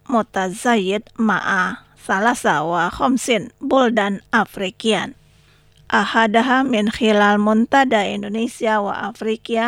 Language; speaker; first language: Arabic; non-native, learner; Indonesian